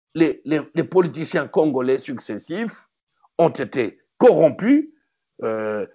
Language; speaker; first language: French; non-native, local second language; Luba-Lulua